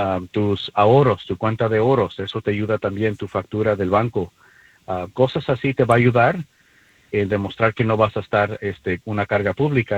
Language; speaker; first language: Spanish; early bilingual, heritage; Spanish